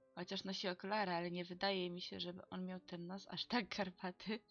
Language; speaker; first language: Polish; native; Polish